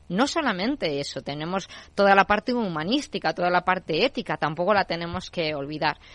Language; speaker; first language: Spanish; native; Spanish